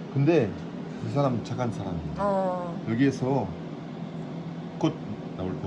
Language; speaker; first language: Korean; non-native, learner; French